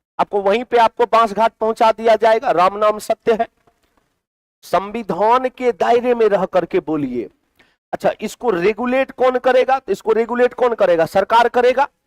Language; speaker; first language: Hindi; native; Hindi